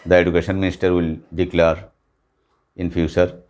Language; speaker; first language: English; non-native, local second language; Bangla